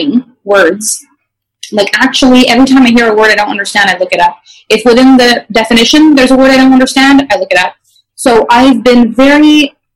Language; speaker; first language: English; non-native, fluent; French